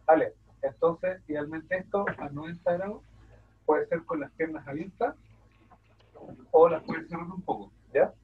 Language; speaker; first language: Spanish; native; Spanish